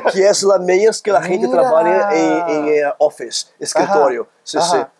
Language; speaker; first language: Spanish; non-native, learner; Portuguese